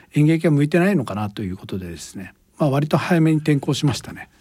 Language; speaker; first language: Japanese; native; Japanese